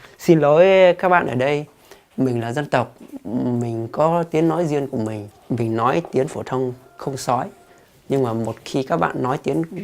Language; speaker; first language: Vietnamese; non-native, local second language; Hmong